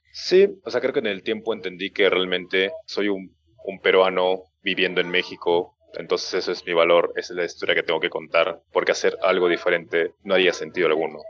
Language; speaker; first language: Spanish; native; Spanish